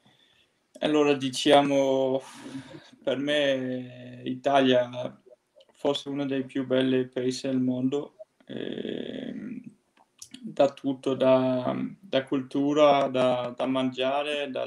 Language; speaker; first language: Italian; non-native, fluent; Danish